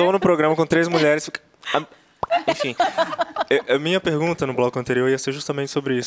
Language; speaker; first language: Portuguese; native; Portuguese